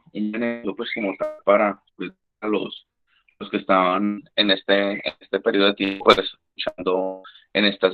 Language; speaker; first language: Spanish; native; Spanish